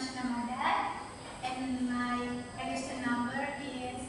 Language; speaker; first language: English; non-native, learner; Indonesian